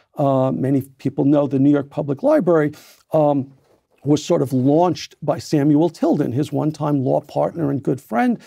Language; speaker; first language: English; native; English